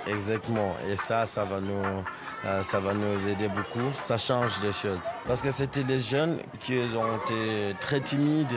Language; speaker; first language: French; non-native, fluent; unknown